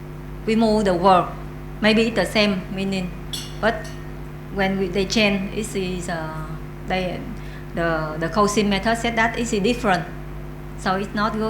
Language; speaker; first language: English; non-native, learner; Vietnamese